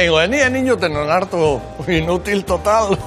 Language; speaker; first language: Basque; native; Basque